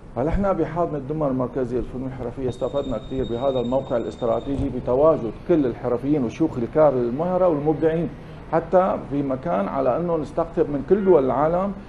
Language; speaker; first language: Arabic; native; Arabic